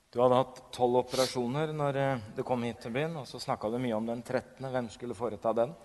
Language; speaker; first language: Norwegian; native; Norwegian